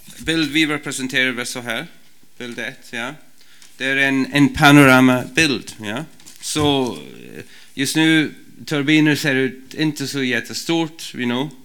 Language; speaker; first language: Swedish; non-native, learner; English